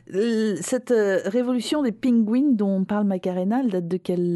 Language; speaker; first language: French; native; French